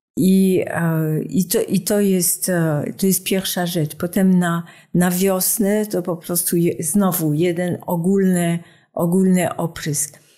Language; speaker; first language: Polish; non-native, fluent; French